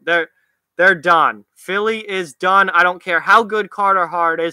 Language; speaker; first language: English; native; English